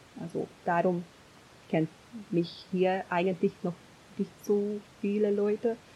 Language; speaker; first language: German; non-native, fluent; Hungarian